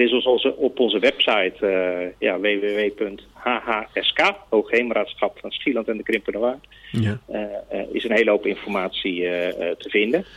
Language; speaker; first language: Dutch; native; Dutch